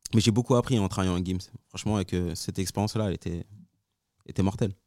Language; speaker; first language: French; native; French